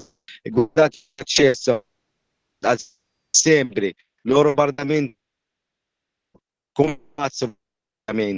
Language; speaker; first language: Italian; non-native, learner; Arabic